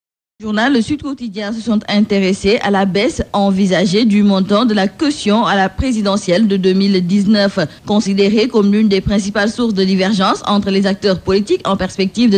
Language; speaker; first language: French; non-native, local second language; Wolof